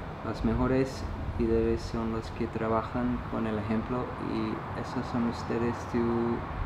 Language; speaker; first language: Spanish; non-native, fluent; English